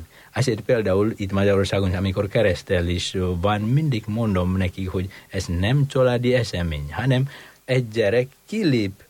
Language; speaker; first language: Hungarian; non-native, fluent; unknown